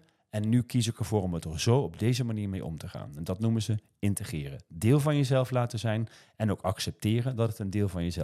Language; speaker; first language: Dutch; native; Dutch